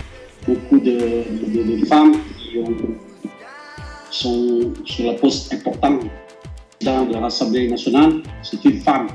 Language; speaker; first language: French; non-native, learner; Lao